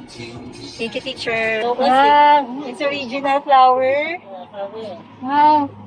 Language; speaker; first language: English; non-native, local second language; Filipino